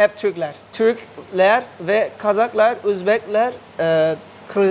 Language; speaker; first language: Turkish; non-native, learner; Thai